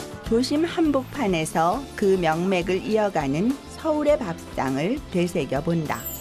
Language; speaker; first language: Korean; native; Korean